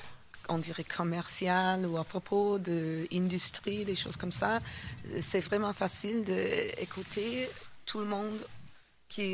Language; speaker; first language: French; non-native, fluent; English